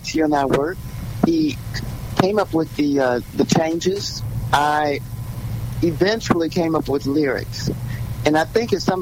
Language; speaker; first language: English; native; English